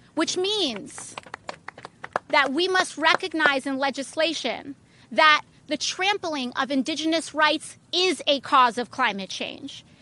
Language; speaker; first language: English; native; English